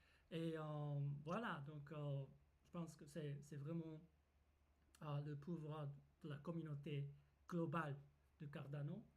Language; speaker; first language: French; non-native, fluent; Japanese